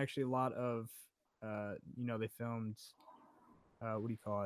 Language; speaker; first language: English; native; English